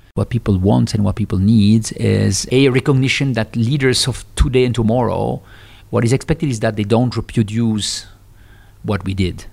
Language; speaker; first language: English; non-native, fluent; French